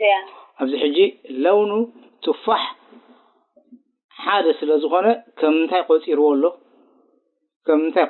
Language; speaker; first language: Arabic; non-native, fluent; Tigrinya